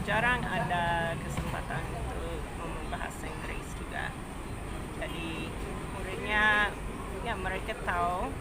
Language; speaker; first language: Indonesian; non-native, fluent; English